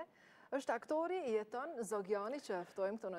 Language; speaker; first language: Albanian; native; Albanian